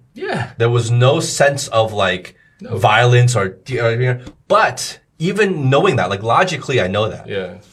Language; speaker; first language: English; native; English